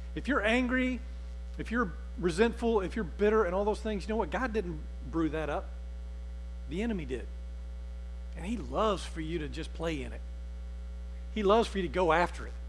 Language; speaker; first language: English; native; English